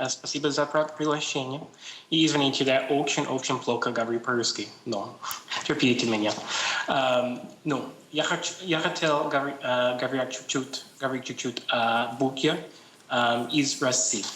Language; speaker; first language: Russian; non-native, learner; English